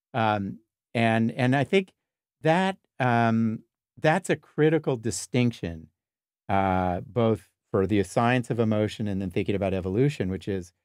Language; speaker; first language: English; native; English